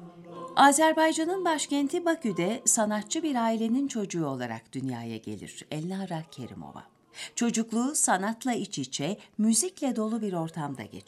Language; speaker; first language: Turkish; native; Turkish